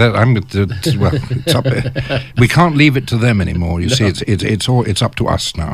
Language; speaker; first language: English; native; English